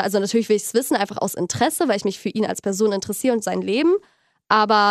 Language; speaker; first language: German; native; German